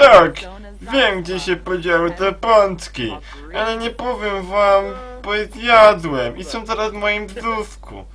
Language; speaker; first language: Polish; native; Polish